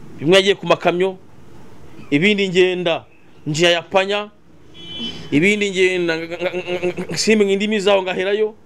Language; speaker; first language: Kinyarwanda; native; Kinyarwanda